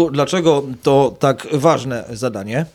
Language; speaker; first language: Polish; native; Polish